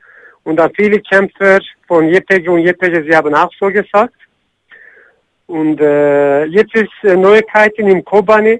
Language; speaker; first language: German; non-native, learner; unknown